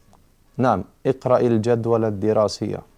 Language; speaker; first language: Arabic; non-native, fluent; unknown